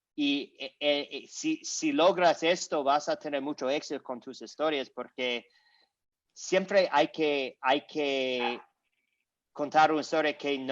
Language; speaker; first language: Spanish; non-native, learner; English